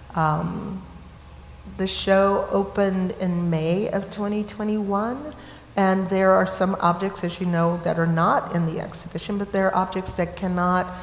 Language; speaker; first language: English; native; English